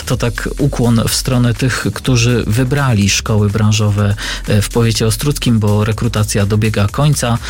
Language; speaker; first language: Polish; native; Polish